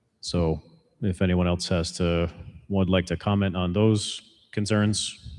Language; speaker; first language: English; native; English